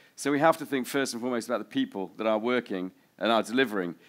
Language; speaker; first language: English; native; English